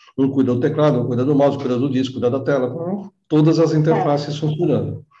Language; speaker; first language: Portuguese; native; Portuguese